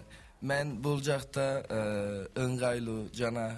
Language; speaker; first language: Kyrgyz; non-native, learner; Turkish